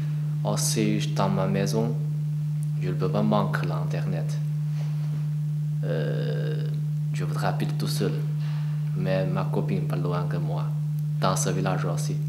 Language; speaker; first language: French; non-native, learner; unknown